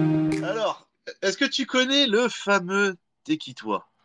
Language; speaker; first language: French; native; French